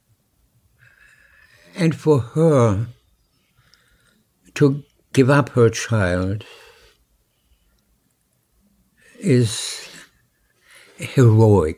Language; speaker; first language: English; non-native, fluent; German